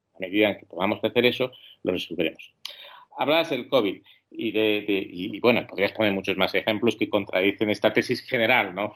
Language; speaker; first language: Spanish; native; Spanish